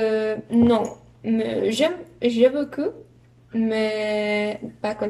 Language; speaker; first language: French; non-native, learner; Spanish